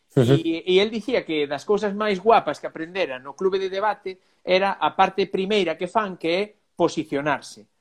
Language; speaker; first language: Galician; non-native, local second language; Spanish